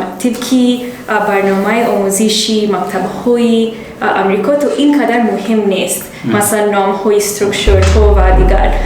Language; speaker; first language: Persian; non-native, learner; English